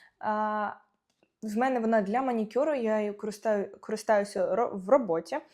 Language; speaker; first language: Ukrainian; non-native, local second language; Russian